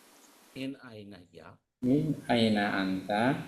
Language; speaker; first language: Arabic; non-native, learner; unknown